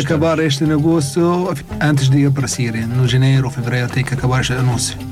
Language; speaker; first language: Portuguese; non-native, learner; Arabic